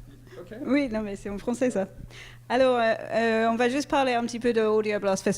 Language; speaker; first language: French; non-native, fluent; English